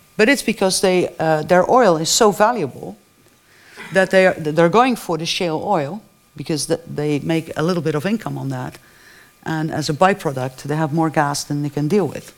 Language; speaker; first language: English; non-native, fluent; Dutch